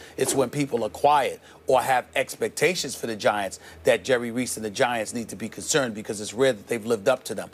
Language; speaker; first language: English; native; English